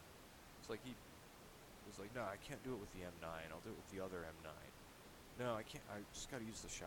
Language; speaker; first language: English; native; English